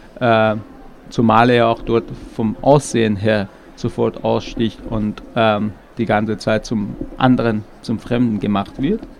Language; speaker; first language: German; non-native, fluent; Persian